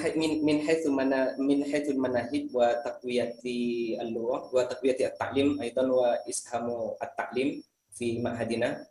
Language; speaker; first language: Arabic; non-native, fluent; Indonesian